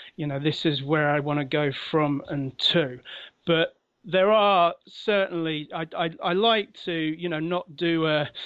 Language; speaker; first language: English; native; English